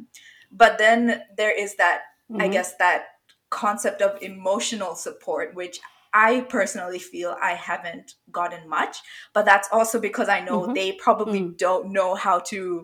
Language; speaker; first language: English; non-native, local second language; Bangla